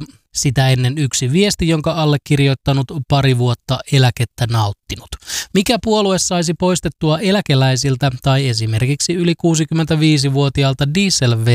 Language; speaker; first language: Finnish; native; Finnish